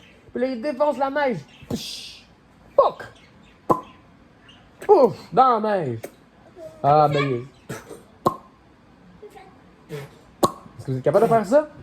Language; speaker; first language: French; native; French